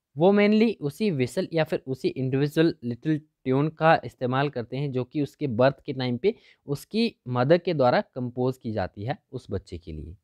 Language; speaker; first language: Hindi; native; Hindi